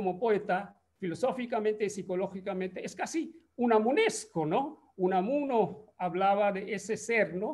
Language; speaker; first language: Spanish; non-native, fluent; Bangla